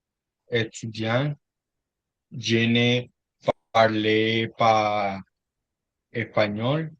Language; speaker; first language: French; non-native, learner; Spanish